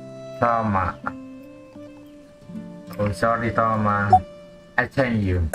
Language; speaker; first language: English; non-native, learner; Indonesian